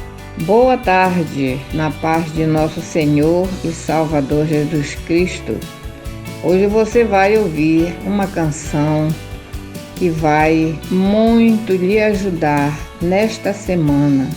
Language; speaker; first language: Portuguese; native; Portuguese